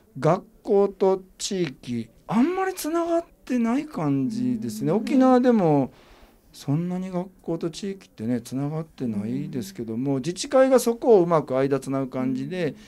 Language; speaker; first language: Japanese; native; Japanese